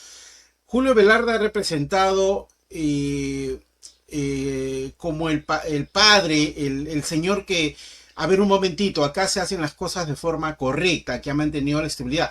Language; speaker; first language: Spanish; native; Spanish